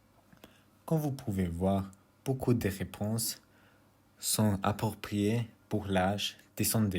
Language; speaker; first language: French; non-native, learner; German